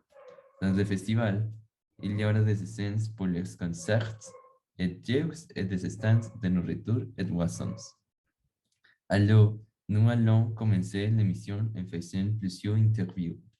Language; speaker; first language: French; non-native, learner; Spanish